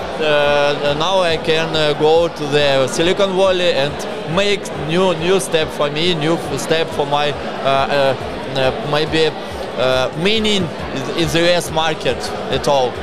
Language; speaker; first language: English; non-native, learner; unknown